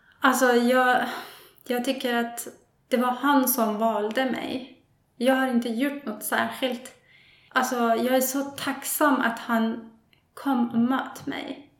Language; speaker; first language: Swedish; non-native, fluent; Persian